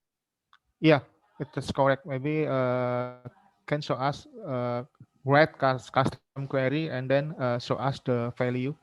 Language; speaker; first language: English; non-native, learner; Indonesian